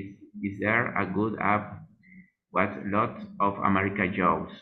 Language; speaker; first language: English; non-native, learner; Spanish